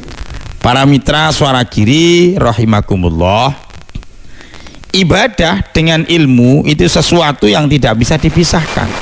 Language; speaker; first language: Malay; non-native, local second language; Javanese